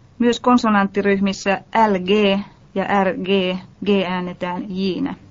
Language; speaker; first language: Finnish; native; Finnish